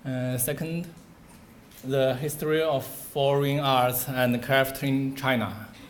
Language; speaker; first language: English; non-native, learner; Chinese